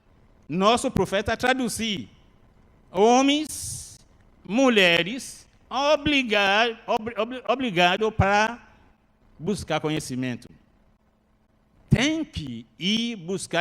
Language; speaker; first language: Portuguese; non-native, learner; Arabic